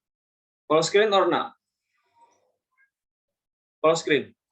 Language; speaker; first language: English; non-native, fluent; Indonesian